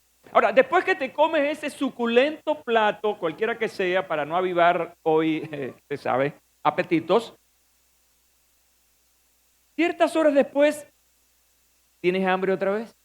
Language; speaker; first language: Spanish; native; Spanish